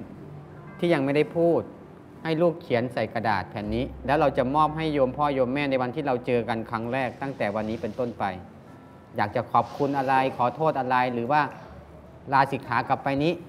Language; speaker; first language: Thai; native; Thai